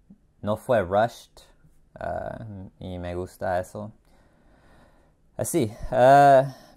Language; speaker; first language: Spanish; non-native, learner; English